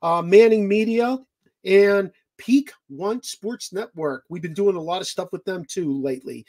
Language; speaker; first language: English; native; English